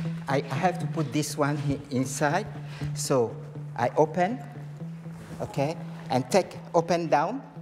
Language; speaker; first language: English; non-native, learner; French